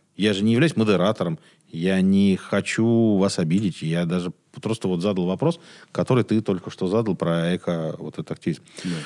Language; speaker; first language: Russian; native; Russian